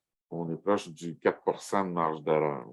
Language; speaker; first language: French; native; French